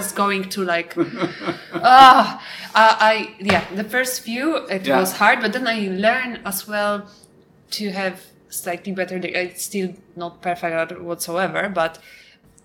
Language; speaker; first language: English; non-native, fluent; Polish